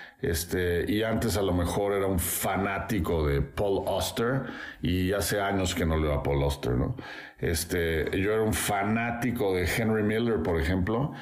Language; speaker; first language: Spanish; native; Spanish